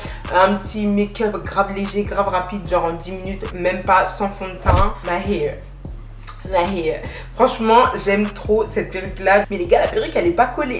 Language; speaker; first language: French; native; French